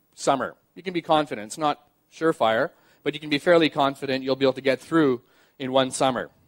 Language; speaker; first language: English; native; English